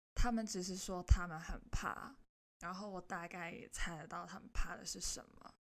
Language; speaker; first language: Chinese; non-native, local second language; Cantonese